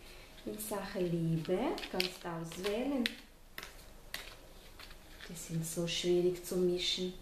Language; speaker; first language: German; non-native, fluent; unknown